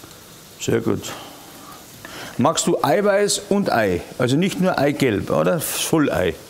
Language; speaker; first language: German; native; German